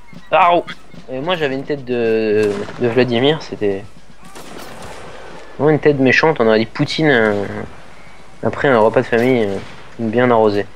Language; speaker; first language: French; native; French